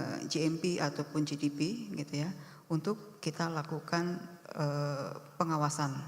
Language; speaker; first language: Indonesian; native; Indonesian